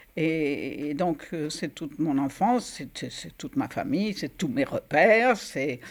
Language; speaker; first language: French; native; French